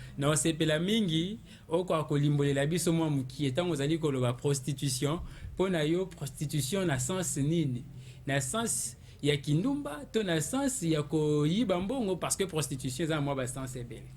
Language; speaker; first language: Lingala; native; Lingala